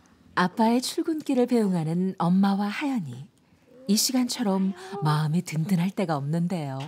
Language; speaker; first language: Korean; native; Korean